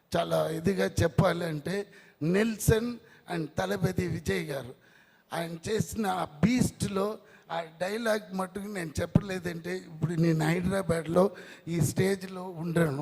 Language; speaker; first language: Telugu; non-native, learner; Tamil